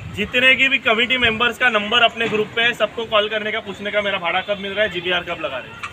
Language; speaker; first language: Hindi; non-native, local second language; Marathi